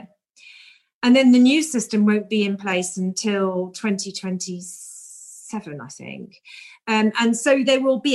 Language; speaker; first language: English; native; English